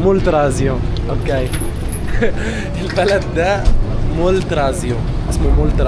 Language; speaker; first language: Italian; non-native, learner; Arabic